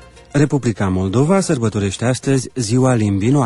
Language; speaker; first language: Romanian; native; Romanian